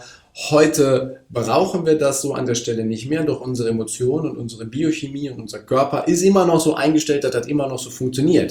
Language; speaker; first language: German; native; German